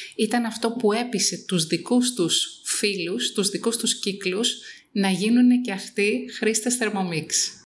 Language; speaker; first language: Greek; native; Greek